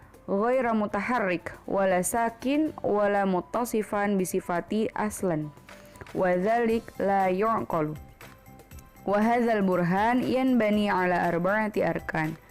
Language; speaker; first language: Arabic; non-native, learner; Indonesian